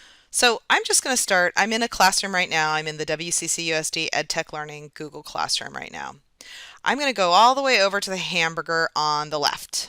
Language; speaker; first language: English; native; English